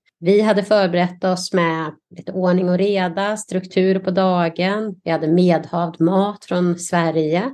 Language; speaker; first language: Swedish; native; Swedish